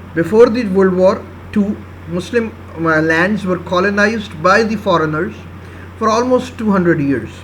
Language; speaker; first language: English; non-native, local second language; Urdu